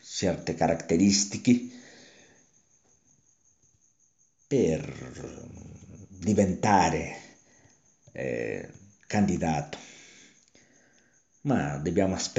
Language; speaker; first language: Italian; non-native, learner; Spanish